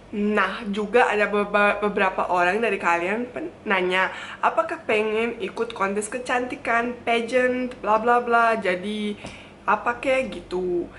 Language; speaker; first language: Indonesian; non-native, fluent; Bosnian